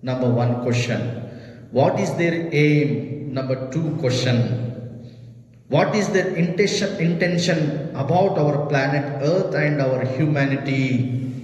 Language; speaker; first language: English; non-native, local second language; Telugu